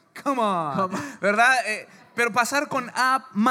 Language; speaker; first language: Spanish; early bilingual, heritage; English